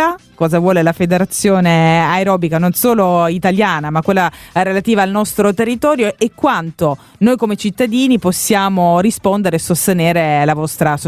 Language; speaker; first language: Italian; native; Italian